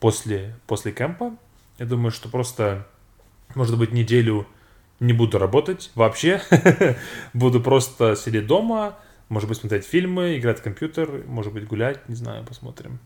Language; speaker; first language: Russian; non-native, fluent; English